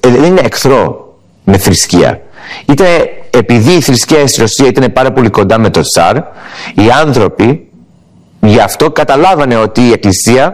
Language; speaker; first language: Greek; early bilingual, heritage; English